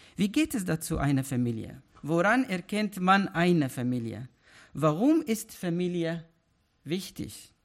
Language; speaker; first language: German; non-native, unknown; Arabic